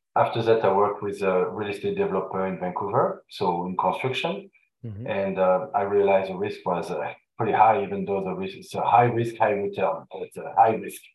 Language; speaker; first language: English; non-native, fluent; French